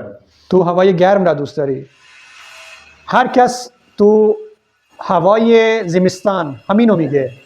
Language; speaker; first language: Persian; non-native, fluent; Urdu